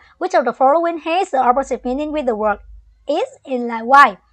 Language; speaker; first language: English; non-native, fluent; Vietnamese